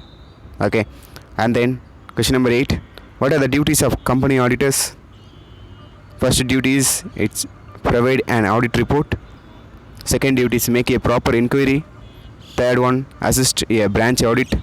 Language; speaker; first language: English; non-native, local second language; Tamil